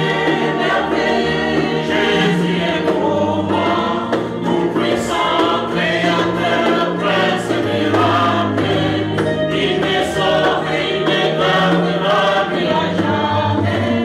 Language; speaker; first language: French; non-native, local second language; Lingala